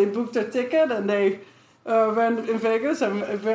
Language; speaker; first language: English; non-native, fluent; Dutch